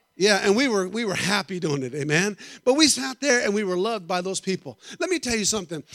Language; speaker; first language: English; native; English